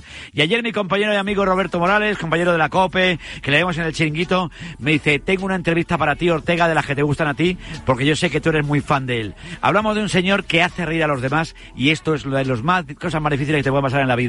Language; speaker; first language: Spanish; native; Spanish